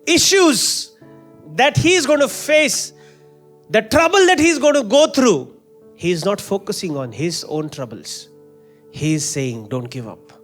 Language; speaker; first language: English; non-native, local second language; Marathi